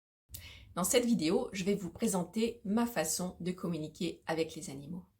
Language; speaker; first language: French; native; French